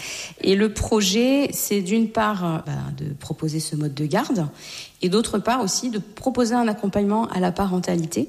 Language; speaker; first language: French; native; French